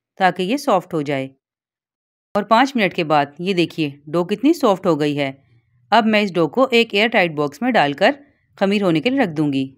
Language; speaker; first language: Urdu; native; Urdu